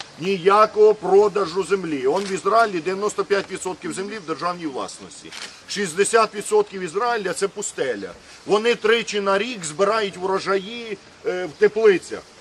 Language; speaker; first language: Ukrainian; native; Ukrainian